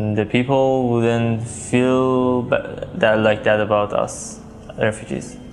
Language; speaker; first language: English; non-native, fluent; Persian